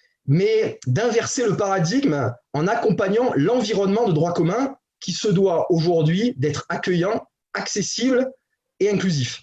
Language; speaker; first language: French; native; French